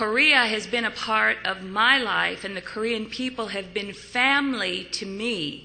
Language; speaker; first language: English; native; English